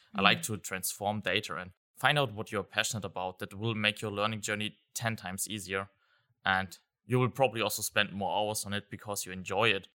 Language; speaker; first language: English; non-native, fluent; German